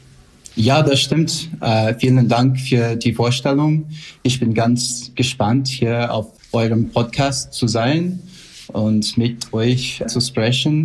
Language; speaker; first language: German; non-native, fluent; English